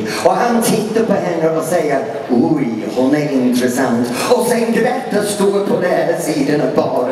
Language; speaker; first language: Swedish; non-native, fluent; English